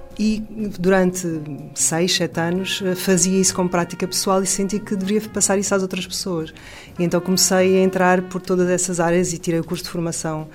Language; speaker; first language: Portuguese; native; Portuguese